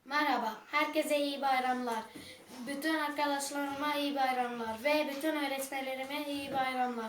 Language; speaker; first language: Turkish; early bilingual, other home language; Arabic